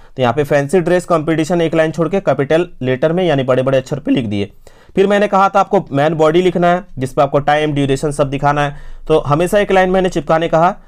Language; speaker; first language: Hindi; native; Hindi